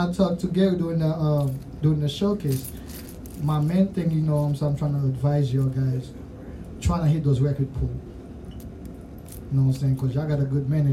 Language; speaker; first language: English; non-native, fluent; Haitian Creole